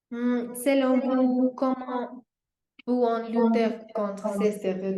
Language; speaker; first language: French; non-native, learner; Spanish